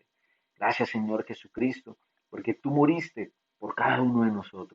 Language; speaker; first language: Spanish; native; Spanish